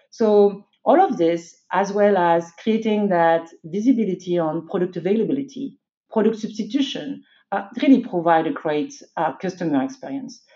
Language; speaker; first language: English; non-native, fluent; French